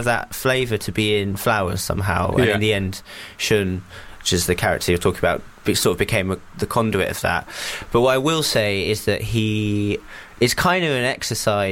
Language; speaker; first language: English; native; English